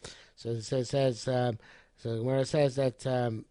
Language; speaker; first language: English; native; English